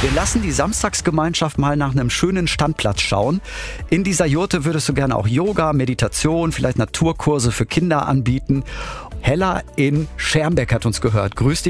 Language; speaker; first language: German; native; German